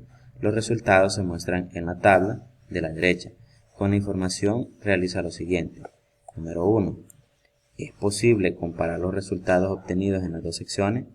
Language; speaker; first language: Spanish; native; Spanish